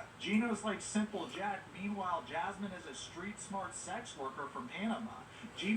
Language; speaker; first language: English; native; English